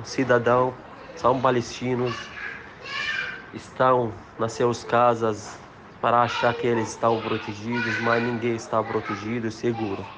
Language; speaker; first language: Portuguese; non-native, fluent; Arabic